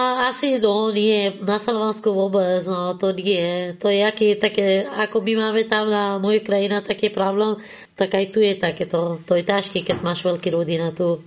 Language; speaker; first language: Slovak; non-native, learner; Persian